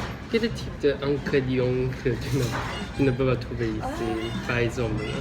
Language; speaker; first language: French; non-native, learner; Chinese